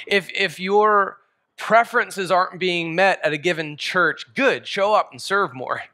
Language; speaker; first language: English; native; English